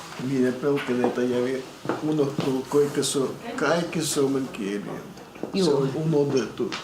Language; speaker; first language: Finnish; non-native, learner; Russian